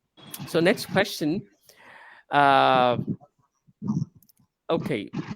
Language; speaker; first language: English; non-native, fluent; Bangla